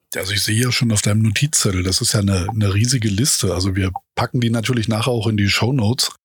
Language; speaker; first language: German; native; German